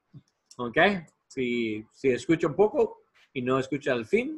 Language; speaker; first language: Spanish; non-native, learner; English